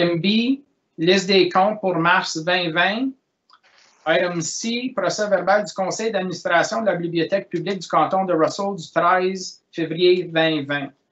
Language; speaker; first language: French; native; French